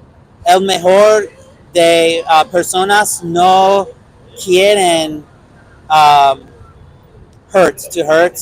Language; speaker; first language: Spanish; non-native, learner; English